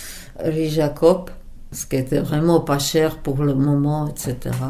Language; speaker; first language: French; non-native, fluent; Czech